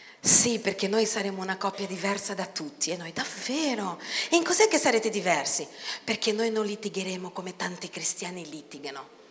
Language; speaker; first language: Italian; non-native, fluent; Portuguese